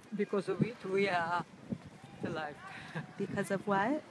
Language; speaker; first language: English; non-native, fluent; Russian